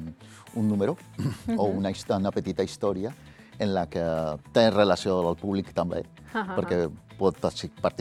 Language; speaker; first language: Catalan; non-native, fluent; Spanish